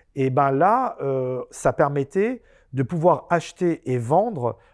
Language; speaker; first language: French; native; French